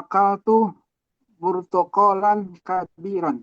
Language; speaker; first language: Arabic; non-native, learner; Indonesian